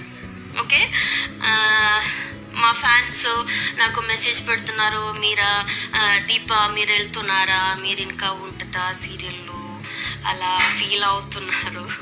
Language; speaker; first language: Telugu; non-native, learner; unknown